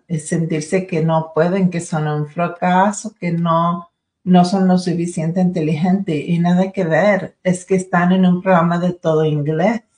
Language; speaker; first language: Spanish; early bilingual, other home language; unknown